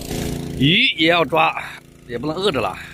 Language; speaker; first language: Chinese; native; Chinese